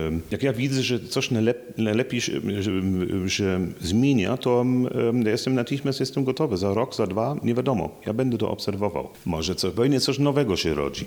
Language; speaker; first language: Polish; non-native, fluent; German